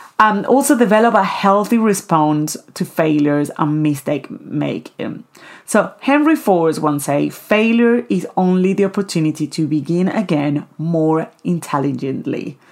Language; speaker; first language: English; non-native, fluent; Spanish